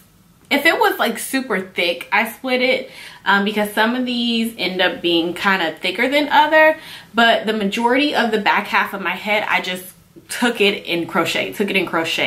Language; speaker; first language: English; native; English